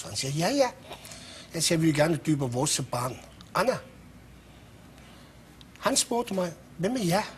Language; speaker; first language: Danish; non-native, fluent; Persian